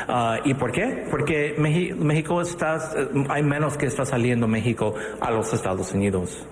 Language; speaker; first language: Spanish; early bilingual, other home language; English